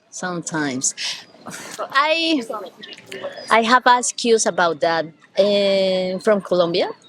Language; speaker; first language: English; non-native, learner; Spanish